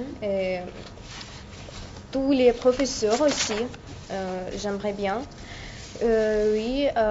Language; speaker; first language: French; non-native, learner; Russian